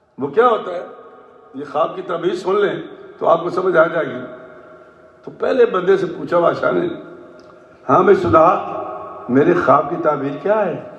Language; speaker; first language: Urdu; non-native, local second language; Punjabi